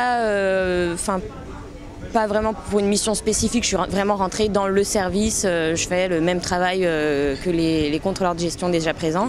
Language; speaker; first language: French; native; French